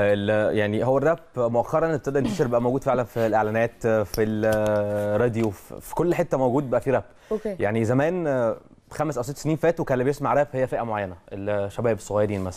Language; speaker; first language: Arabic; native; Arabic